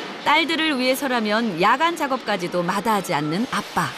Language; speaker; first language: Korean; native; Korean